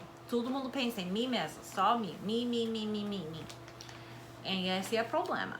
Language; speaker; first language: Portuguese; non-native, fluent; English